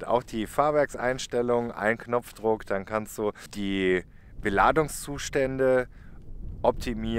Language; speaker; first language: German; native; German